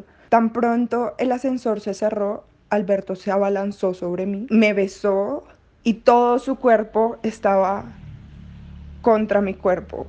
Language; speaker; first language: Spanish; native; Spanish